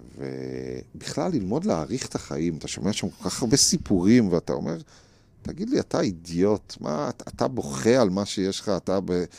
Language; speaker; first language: Hebrew; native; Hebrew